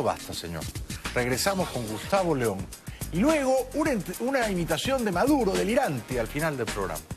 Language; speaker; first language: Spanish; native; Spanish